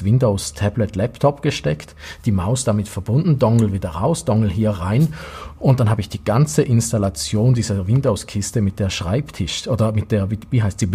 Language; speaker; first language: German; native; German